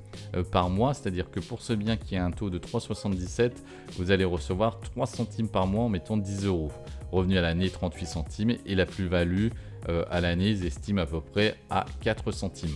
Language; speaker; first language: French; native; French